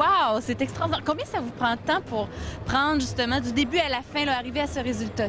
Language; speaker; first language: French; native; French